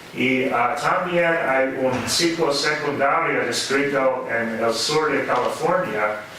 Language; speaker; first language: Spanish; non-native, fluent; English